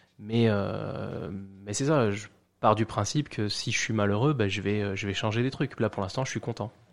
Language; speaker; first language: French; native; French